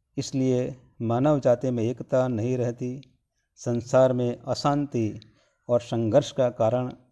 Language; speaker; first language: Hindi; non-native, local second language; Gujarati